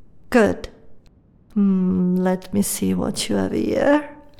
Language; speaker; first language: English; non-native, fluent; Italian